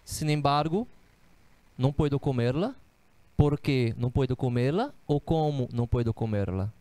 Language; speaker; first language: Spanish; non-native, fluent; Portuguese